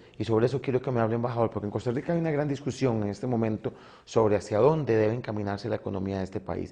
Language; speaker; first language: Spanish; native; Spanish